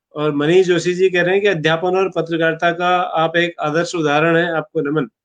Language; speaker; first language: Hindi; native; Hindi